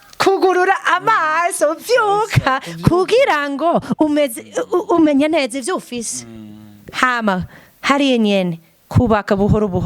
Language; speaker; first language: Rundi; non-native, fluent; English